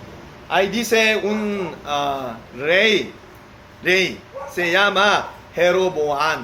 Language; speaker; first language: Spanish; non-native, learner; Korean